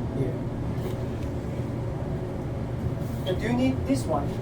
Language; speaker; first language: English; non-native, learner; Chinese